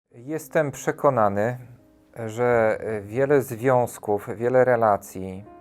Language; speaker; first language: Polish; native; Polish